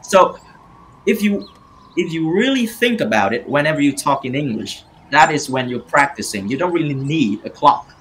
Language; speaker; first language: English; non-native, fluent; Vietnamese